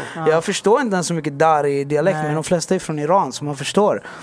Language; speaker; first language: Swedish; native; Swedish